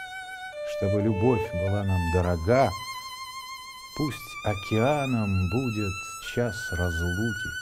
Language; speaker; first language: Russian; native; Russian